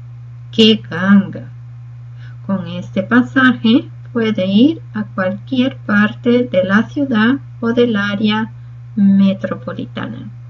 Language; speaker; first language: Spanish; non-native, fluent; Portuguese